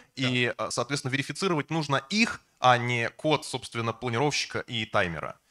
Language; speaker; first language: Russian; native; Russian